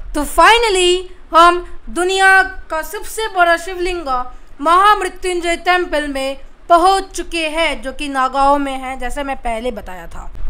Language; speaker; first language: Hindi; non-native, local second language; Assamese